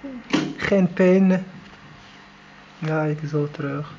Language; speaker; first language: Dutch; non-native, learner; Arabic